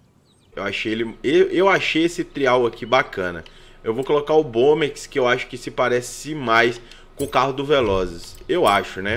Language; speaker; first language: Portuguese; native; Portuguese